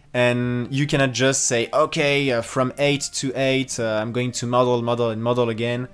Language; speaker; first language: English; non-native, fluent; French